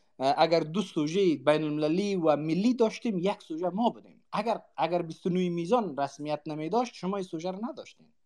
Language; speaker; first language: Persian; non-native, local second language; Uzbek